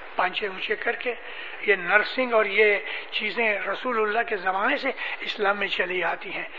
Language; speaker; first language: Urdu; non-native, local second language; Gujarati